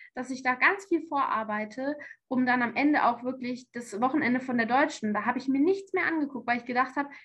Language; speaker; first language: German; native; German